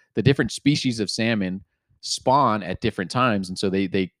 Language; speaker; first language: English; native; English